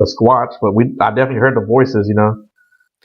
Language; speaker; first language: English; native; English